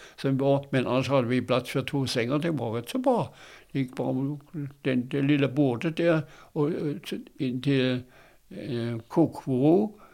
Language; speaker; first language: Swedish; non-native, fluent; German